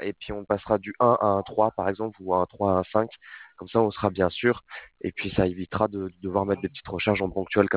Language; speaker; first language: French; native; French